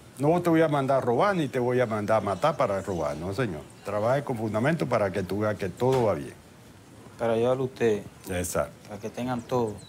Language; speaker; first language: Spanish; native; Spanish